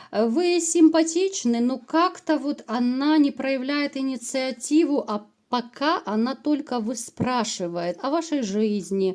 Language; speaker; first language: Russian; native; Russian